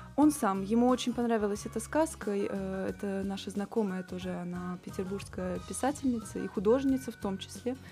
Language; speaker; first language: Russian; early bilingual, heritage; Russian